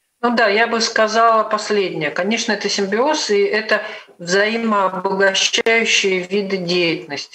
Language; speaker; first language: Russian; native; Russian